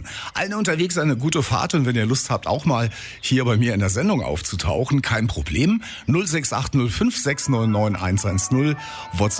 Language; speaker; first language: German; native; German